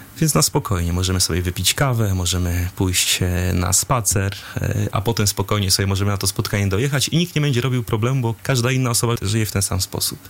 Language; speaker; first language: Polish; native; Polish